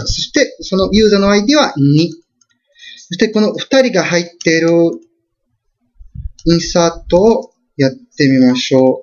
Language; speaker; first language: Japanese; non-native, fluent; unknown